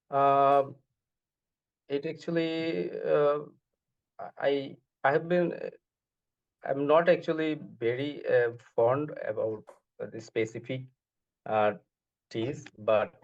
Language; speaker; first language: English; non-native, learner; Bangla